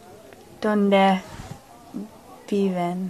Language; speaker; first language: Spanish; non-native, learner; English